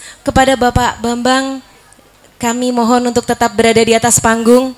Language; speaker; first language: Indonesian; native; Indonesian